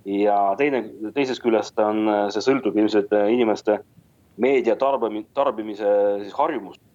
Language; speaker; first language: Estonian; non-native, local second language; Russian